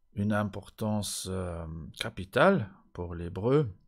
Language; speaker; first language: French; non-native, fluent; Luxembourgish